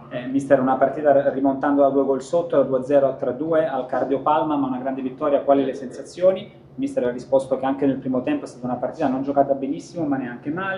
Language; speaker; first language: Italian; native; Italian